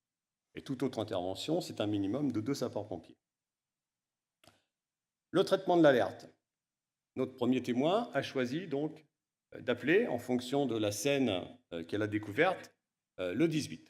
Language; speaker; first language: French; native; French